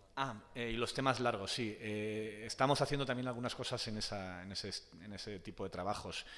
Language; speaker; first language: Spanish; native; Spanish